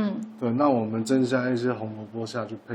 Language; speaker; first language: Chinese; native; Chinese